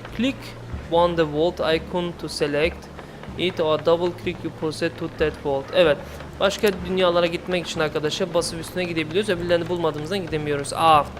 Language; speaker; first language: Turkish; native; Turkish